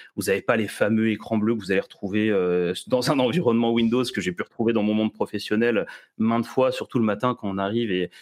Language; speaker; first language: French; early bilingual, other home language; Serbian